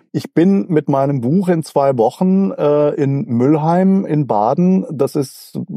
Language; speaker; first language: German; native; German